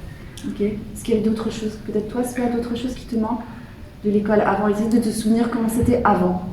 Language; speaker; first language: French; native; French